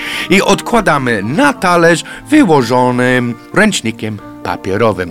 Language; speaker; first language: Polish; non-native, fluent; English